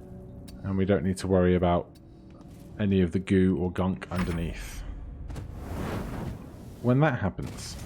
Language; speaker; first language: English; native; English